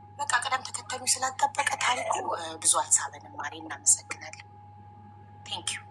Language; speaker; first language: Amharic; native; Amharic